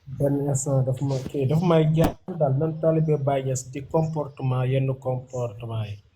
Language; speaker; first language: Wolof; non-native, local second language; Fula